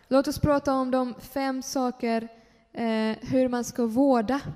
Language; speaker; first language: Swedish; non-native, fluent; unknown